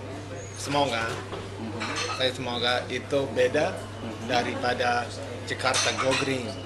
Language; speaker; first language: Indonesian; non-native, learner; English